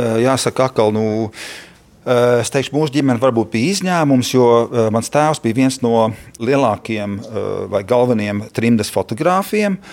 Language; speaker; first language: Latvian; early bilingual, heritage; Latvian